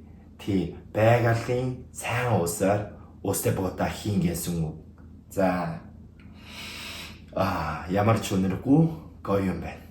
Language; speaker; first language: Mongolian; non-native, learner; Korean